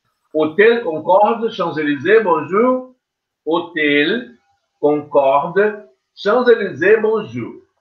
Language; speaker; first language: French; non-native, learner; Portuguese